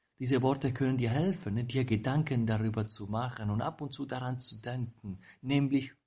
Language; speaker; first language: German; non-native, fluent; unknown